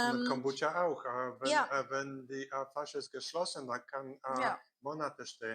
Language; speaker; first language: German; non-native, learner; Korean